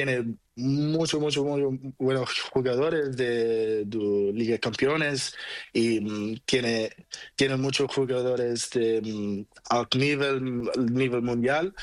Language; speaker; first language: Spanish; non-native, learner; Portuguese